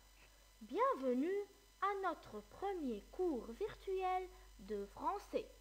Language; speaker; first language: French; non-native, fluent; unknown